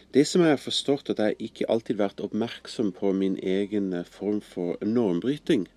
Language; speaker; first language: Norwegian; non-native, fluent; English